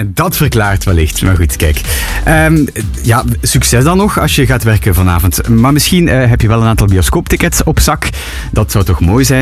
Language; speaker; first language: Dutch; native; Dutch